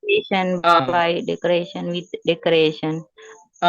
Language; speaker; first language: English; non-native, learner; Sinhala